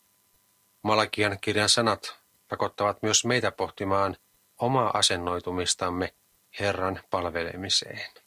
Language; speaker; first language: Finnish; native; Finnish